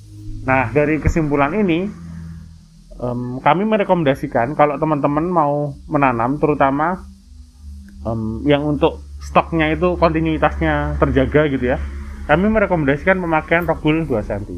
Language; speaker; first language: Indonesian; native; Indonesian